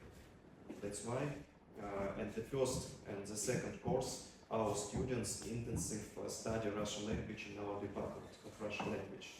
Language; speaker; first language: English; non-native, learner; Russian